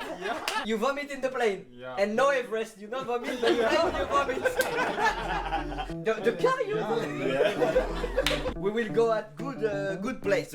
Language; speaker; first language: English; non-native, learner; French